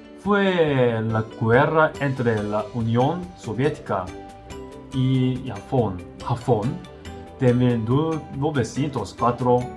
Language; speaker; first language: Spanish; non-native, learner; Korean